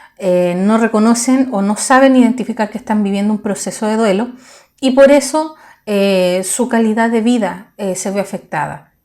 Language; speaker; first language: Spanish; native; Spanish